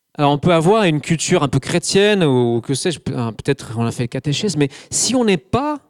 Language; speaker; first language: French; non-native, fluent; English